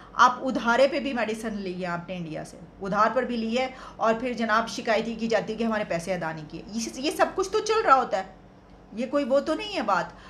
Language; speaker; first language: Urdu; native; Urdu